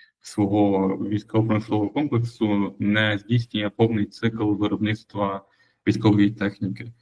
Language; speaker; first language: Ukrainian; native; Ukrainian